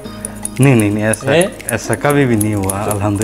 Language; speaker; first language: Hindi; non-native, learner; Bangla